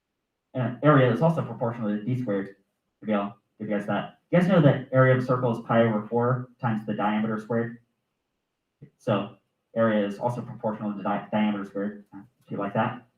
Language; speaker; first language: English; native; English